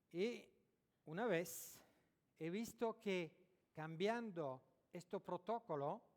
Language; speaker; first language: Spanish; non-native, learner; French